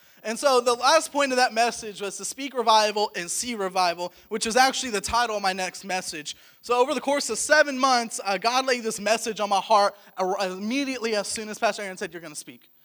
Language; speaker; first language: English; native; English